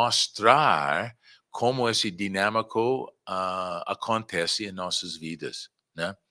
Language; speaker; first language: Portuguese; non-native, fluent; English